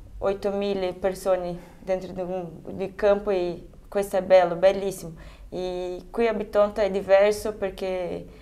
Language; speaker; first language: Italian; non-native, fluent; Portuguese